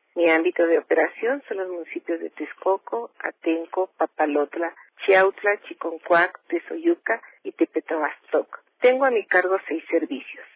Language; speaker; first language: Spanish; native; Spanish